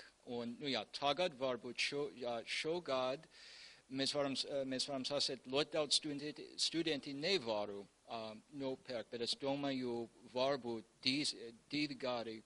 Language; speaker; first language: Latvian; non-native, learner; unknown